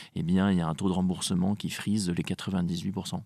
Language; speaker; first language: French; native; French